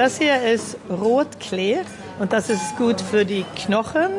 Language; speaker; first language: German; early bilingual, other home language; Swedish